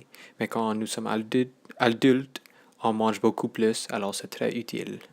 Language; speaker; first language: French; non-native, local second language; English